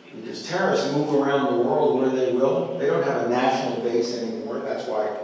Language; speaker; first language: English; native; English